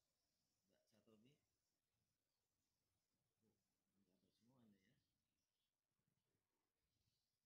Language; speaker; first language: Indonesian; native; Indonesian